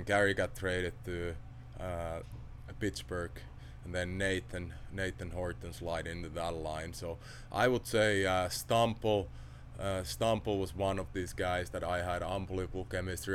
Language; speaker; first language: English; non-native, fluent; Finnish